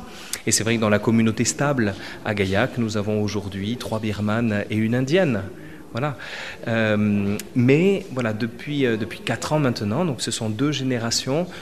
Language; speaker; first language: French; native; French